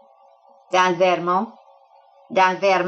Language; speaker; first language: French; early bilingual, heritage; French